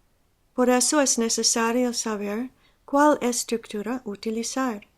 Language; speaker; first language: Spanish; non-native, fluent; English